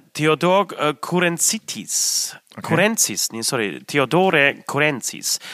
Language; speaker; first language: German; early bilingual, other home language; Polish